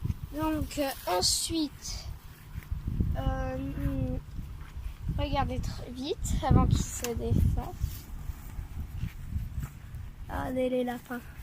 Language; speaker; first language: French; native; French